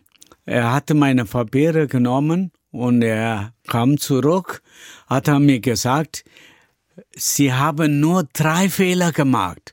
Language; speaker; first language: German; non-native, learner; Tamil